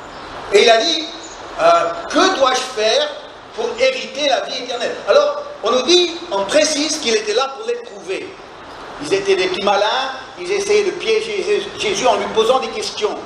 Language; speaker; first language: French; native; French